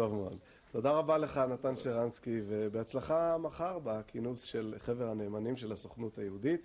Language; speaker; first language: Hebrew; native; Hebrew